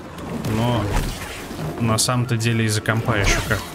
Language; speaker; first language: Russian; native; Russian